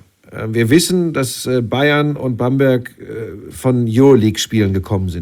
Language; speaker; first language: German; native; German